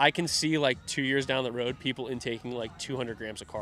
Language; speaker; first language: English; native; English